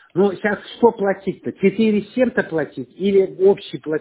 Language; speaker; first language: Russian; non-native, fluent; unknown